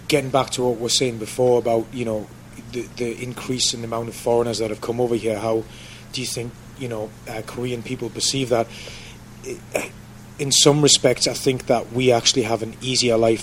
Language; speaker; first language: English; native; English